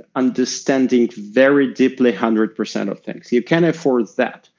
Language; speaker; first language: English; non-native, fluent; Russian